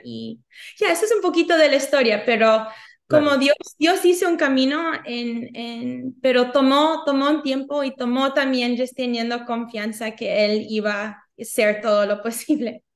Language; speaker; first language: Spanish; early bilingual, heritage; Spanish